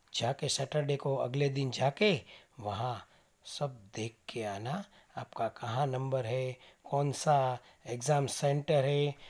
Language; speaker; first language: Hindi; non-native, local second language; Gujarati